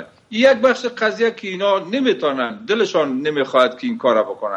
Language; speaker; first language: Persian; native; Persian